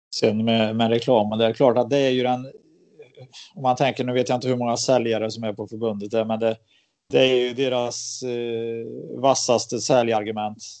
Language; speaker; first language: Swedish; native; Swedish